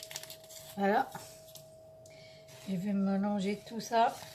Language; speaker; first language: French; non-native, local second language; Arabic